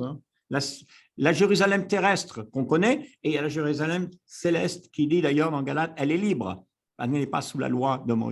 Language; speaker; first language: French; native; French